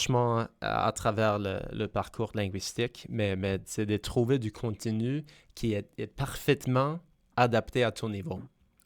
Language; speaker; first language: French; non-native, fluent; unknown